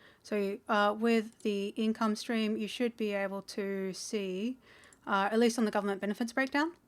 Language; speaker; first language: English; native; English